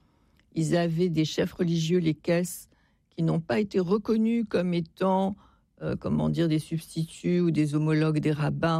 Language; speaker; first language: French; native; French